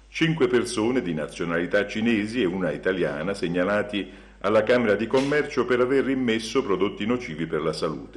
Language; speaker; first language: Italian; native; Italian